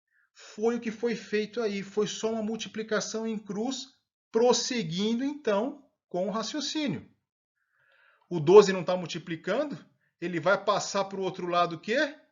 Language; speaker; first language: Portuguese; native; Portuguese